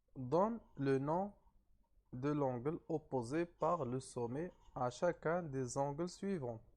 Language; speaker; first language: French; non-native, local second language; Arabic